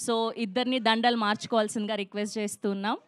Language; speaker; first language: Telugu; native; Telugu